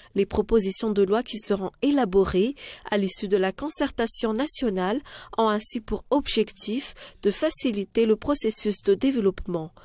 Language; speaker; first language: French; non-native, local second language; Malagasy